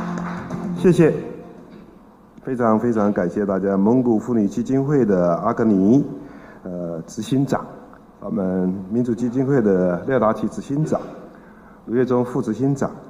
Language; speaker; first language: Chinese; native; Chinese